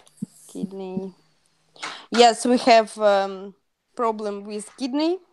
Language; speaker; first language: English; non-native, learner; Russian